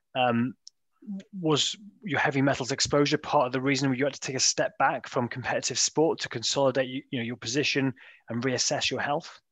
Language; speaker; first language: English; native; English